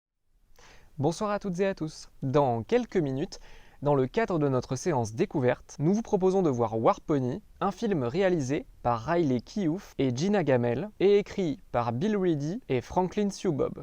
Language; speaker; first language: French; native; French